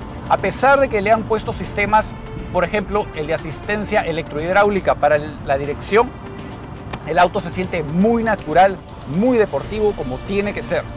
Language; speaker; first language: Spanish; native; Spanish